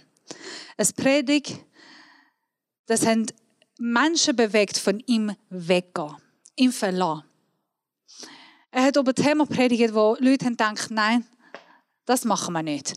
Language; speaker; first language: German; non-native, fluent; Persian